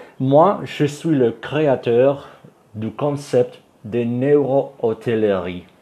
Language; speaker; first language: French; non-native, fluent; Spanish